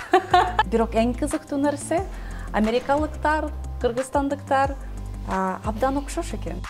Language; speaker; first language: Kyrgyz; non-native, learner; English